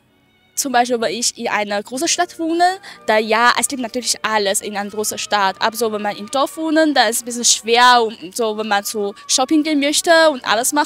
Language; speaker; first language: German; non-native, fluent; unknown